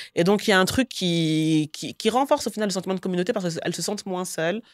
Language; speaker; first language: French; native; French